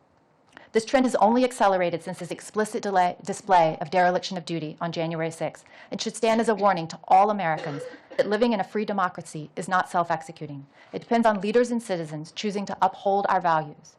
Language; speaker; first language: English; native; English